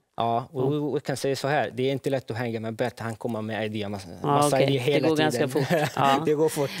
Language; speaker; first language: Swedish; non-native, fluent; Arabic